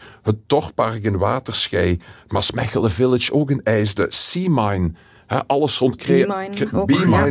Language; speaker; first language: Dutch; native; Dutch